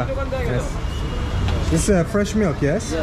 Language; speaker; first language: English; non-native, fluent; Azerbaijani